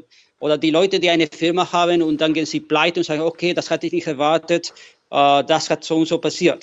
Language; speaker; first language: German; non-native, fluent; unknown